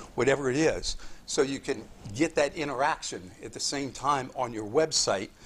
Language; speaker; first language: English; native; English